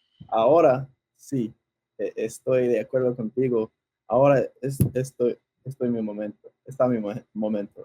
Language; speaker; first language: Spanish; early bilingual, heritage; English